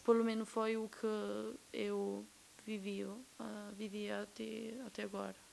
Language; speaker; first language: Portuguese; non-native, fluent; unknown